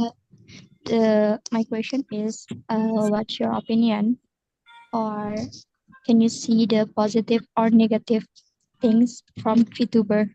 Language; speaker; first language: English; non-native, learner; Indonesian